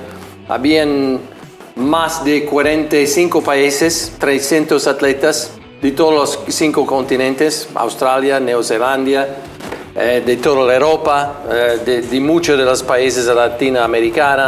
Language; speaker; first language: Spanish; non-native, fluent; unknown